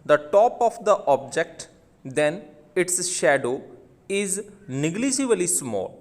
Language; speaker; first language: English; non-native, local second language; Punjabi